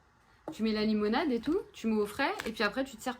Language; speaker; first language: French; native; French